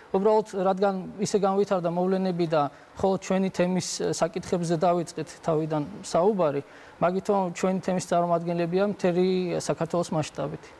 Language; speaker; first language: Georgian; non-native, local second language; Azerbaijani